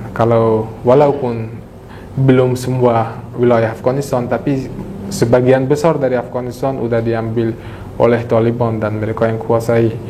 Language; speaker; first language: Indonesian; non-native, fluent; Persian